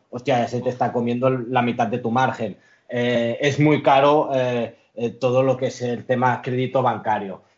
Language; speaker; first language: Spanish; early bilingual, other home language; Arabic